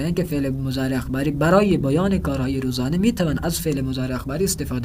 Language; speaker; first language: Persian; non-native, fluent; Urdu